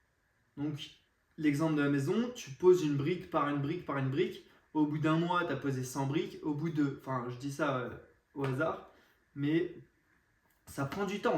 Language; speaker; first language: French; native; French